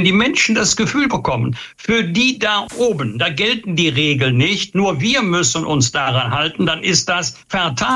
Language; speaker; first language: German; native; German